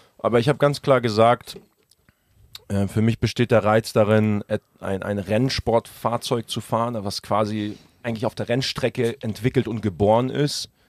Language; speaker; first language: German; early bilingual, other home language; Russian